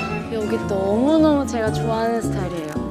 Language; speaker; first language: Korean; native; Korean